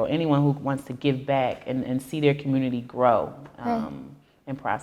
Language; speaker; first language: English; native; English